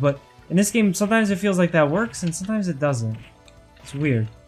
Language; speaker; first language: English; native; English